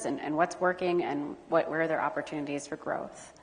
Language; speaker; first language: English; native; English